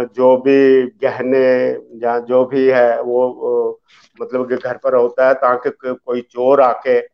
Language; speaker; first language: Hindi; early bilingual, other home language; Dogri